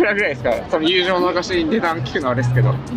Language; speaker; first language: Japanese; native; Japanese